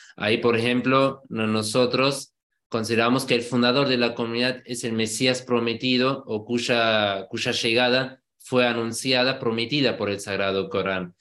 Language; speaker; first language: Spanish; non-native, fluent; German